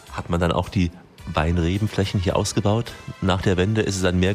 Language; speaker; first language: German; native; German